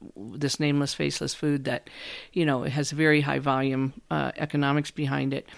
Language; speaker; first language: English; native; English